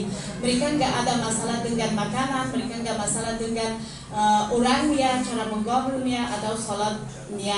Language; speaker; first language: Indonesian; non-native, fluent; Persian